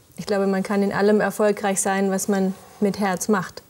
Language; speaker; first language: German; native; German